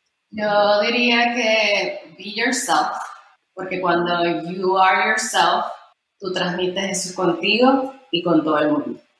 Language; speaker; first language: Spanish; native; Spanish